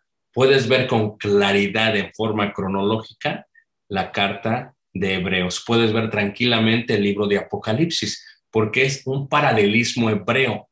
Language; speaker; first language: Spanish; native; Spanish